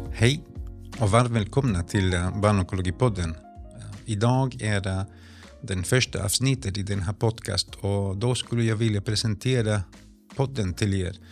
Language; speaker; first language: Swedish; non-native, fluent; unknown